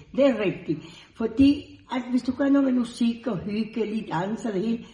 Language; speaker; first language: Danish; non-native, fluent; Spanish